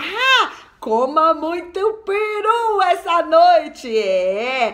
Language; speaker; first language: Portuguese; native; Portuguese